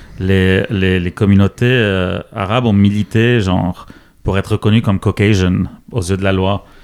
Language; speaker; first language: French; non-native, local second language; Arabic